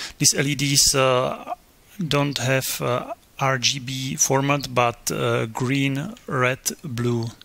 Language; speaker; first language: English; non-native, fluent; Czech